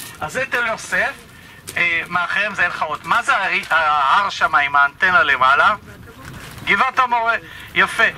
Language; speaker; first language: Hebrew; native; Hebrew